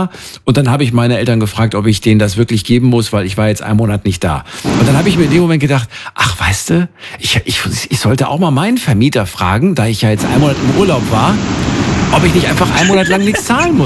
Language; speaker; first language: German; native; German